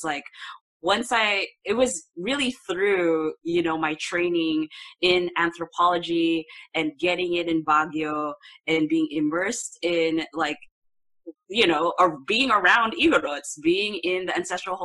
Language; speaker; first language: English; non-native, local second language; Filipino